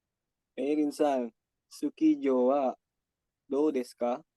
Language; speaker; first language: Japanese; non-native, learner; Indonesian